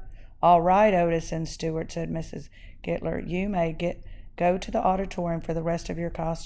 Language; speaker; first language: English; native; English